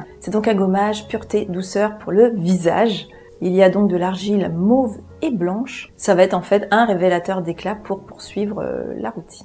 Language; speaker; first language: French; native; French